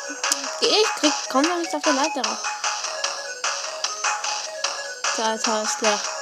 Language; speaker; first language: German; native; German